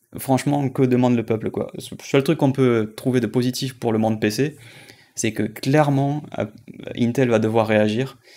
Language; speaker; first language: French; native; French